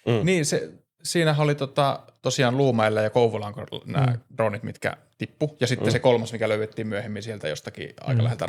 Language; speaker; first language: Finnish; native; Finnish